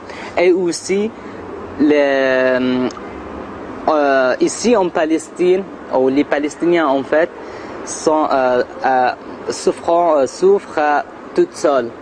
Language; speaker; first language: French; non-native, learner; Arabic